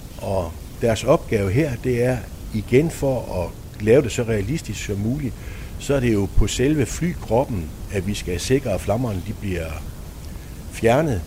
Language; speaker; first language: Danish; native; Danish